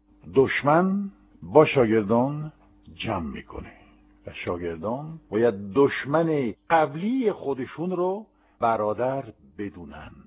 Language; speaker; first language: Persian; non-native, fluent; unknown